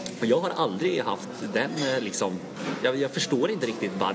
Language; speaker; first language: Swedish; native; Swedish